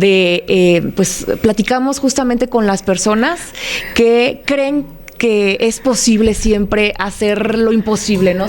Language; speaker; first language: Spanish; native; Spanish